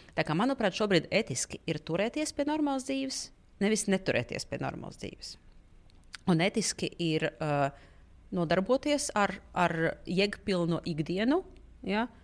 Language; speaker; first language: Latvian; non-native, local second language; Russian